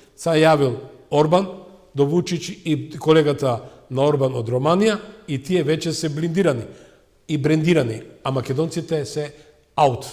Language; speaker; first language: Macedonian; non-native, local second language; Serbian